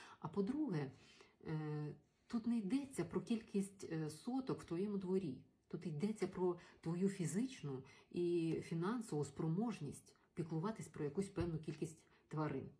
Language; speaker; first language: Ukrainian; native; Ukrainian